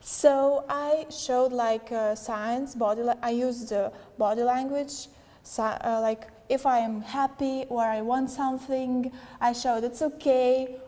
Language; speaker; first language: English; non-native, learner; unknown